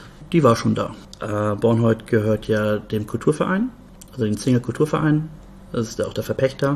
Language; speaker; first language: German; native; German